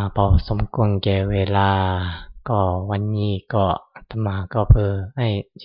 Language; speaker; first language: Thai; non-native, fluent; Japanese